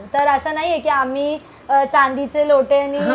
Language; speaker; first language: Marathi; non-native, fluent; Hindi